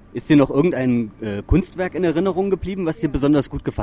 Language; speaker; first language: German; native; German